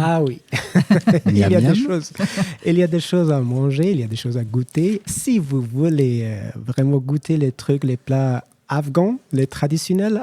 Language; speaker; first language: French; non-native, learner; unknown